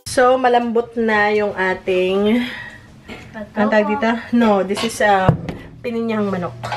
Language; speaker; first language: Filipino; native; Filipino